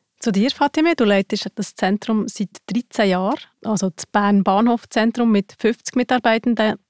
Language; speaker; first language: German; native; German